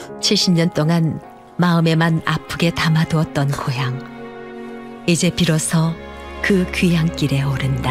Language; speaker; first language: Korean; native; Korean